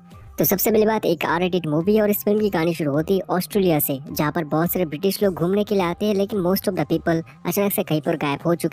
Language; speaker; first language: Hindi; native; Hindi